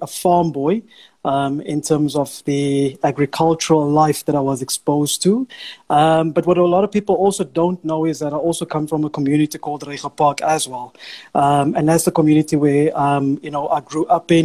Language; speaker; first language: English; non-native, local second language; Afrikaans